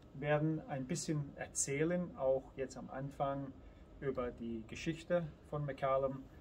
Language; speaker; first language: German; native; German